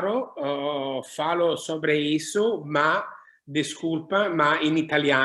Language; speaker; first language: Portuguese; non-native, learner; Italian